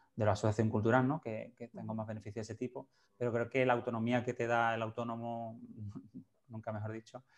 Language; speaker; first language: Spanish; native; Spanish